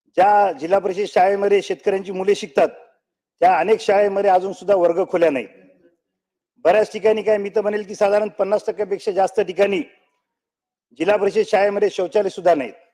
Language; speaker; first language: Marathi; native; Marathi